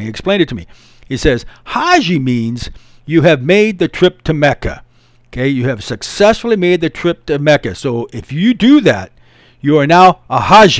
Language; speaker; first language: English; native; English